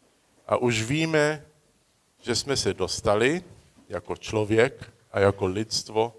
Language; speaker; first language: Czech; early bilingual, heritage; Czech